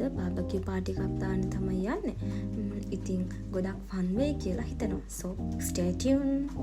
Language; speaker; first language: Sinhala; native; Sinhala